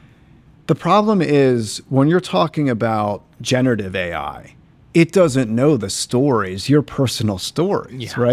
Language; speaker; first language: English; native; English